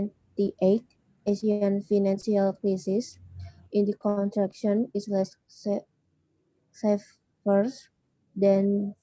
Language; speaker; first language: English; non-native, learner; Indonesian